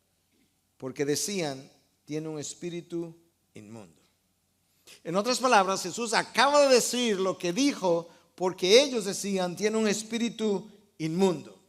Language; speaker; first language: Spanish; native; Spanish